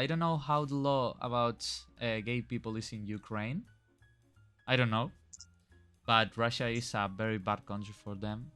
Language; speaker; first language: English; non-native, fluent; Spanish